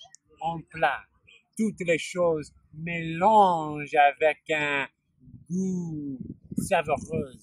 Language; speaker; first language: French; non-native, learner; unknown